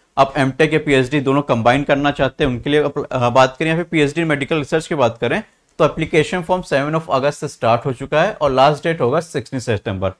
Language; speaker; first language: Hindi; native; Hindi